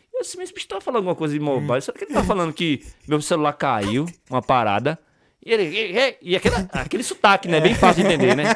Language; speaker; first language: Portuguese; native; Portuguese